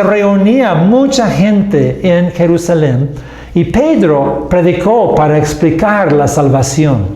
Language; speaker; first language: Spanish; non-native, fluent; English